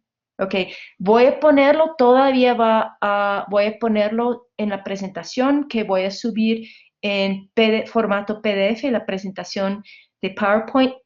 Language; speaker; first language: Spanish; non-native, fluent; English